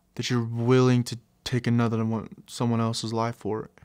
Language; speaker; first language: English; native; English